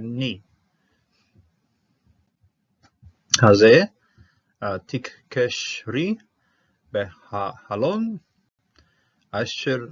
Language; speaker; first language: Hebrew; non-native, fluent; English